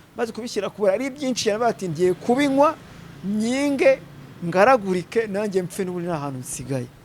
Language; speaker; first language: Kinyarwanda; native; Kinyarwanda